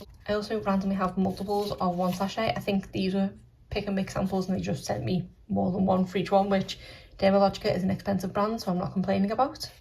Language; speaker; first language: English; native; English